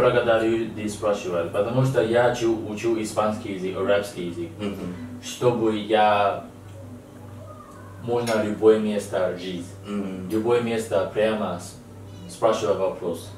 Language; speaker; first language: Russian; non-native, learner; Chinese